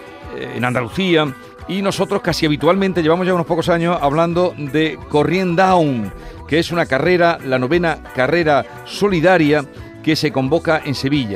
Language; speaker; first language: Spanish; native; Spanish